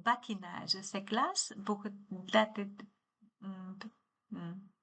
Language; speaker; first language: French; non-native, learner; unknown